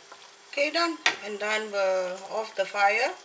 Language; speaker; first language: Dutch; non-native, learner; Malay